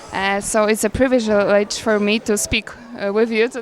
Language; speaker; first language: English; non-native, learner; Polish